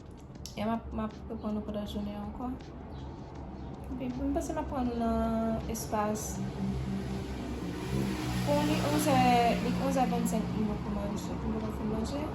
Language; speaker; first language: French; non-native, learner; Haitian Creole